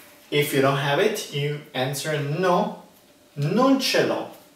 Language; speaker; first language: English; non-native, fluent; Italian